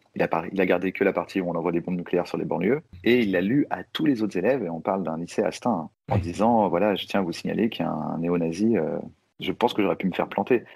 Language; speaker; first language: French; native; French